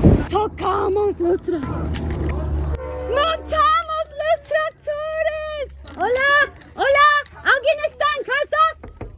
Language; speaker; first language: Spanish; non-native, fluent; English